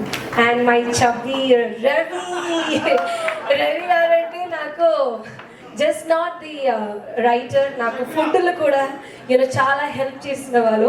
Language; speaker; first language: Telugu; non-native, fluent; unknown